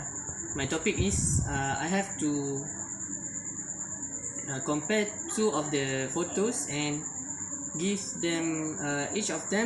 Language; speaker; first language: English; non-native, learner; Malay